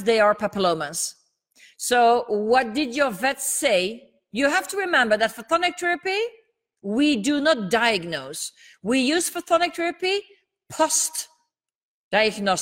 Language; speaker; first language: English; non-native, fluent; Dutch